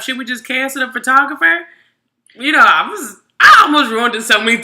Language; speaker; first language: English; native; English